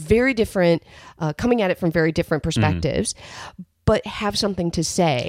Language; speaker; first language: English; native; English